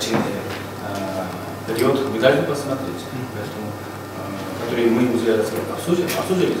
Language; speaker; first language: Russian; non-native, learner; Korean